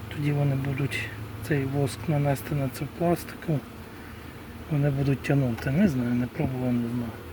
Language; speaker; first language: Ukrainian; native; Ukrainian